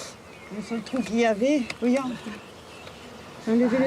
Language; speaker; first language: French; native; French